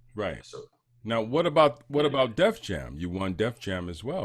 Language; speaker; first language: English; native; English